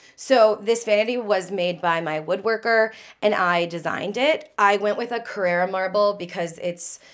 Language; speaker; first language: English; native; English